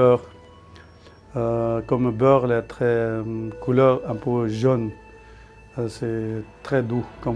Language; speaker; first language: French; non-native, learner; Tibetan